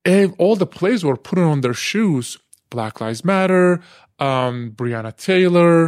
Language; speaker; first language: English; non-native, fluent; Turkish